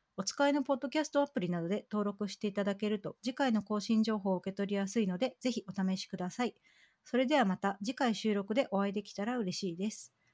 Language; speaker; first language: Japanese; native; Japanese